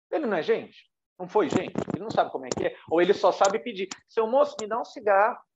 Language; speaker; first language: Portuguese; native; Portuguese